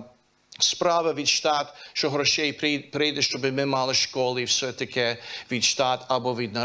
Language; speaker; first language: Ukrainian; early bilingual, heritage; Ukrainian